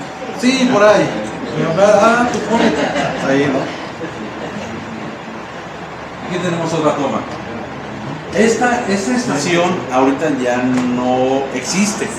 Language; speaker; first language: Spanish; native; Spanish